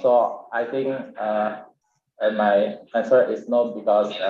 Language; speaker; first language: English; non-native, learner; Indonesian